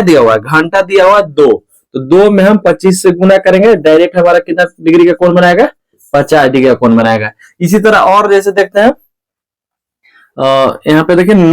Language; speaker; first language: Hindi; native; Hindi